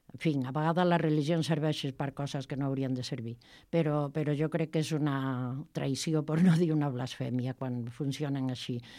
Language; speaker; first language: Catalan; non-native, local second language; Spanish